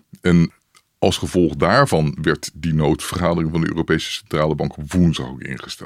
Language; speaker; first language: Dutch; native; Dutch